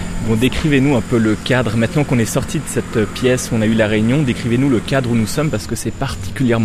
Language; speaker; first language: French; native; French